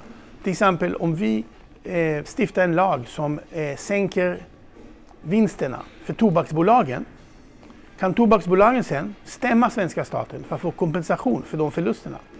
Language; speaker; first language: Swedish; non-native, fluent; Hebrew